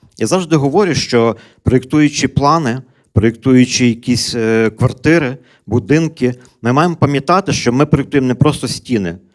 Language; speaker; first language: Ukrainian; native; Ukrainian